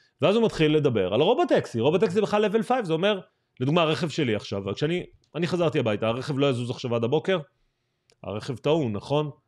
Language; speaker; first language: Hebrew; native; Hebrew